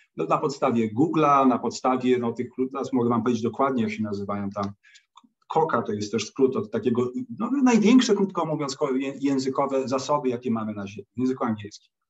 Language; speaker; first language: Polish; native; Polish